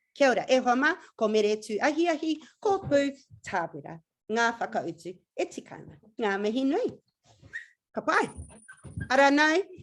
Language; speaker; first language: Māori; non-native, local second language; English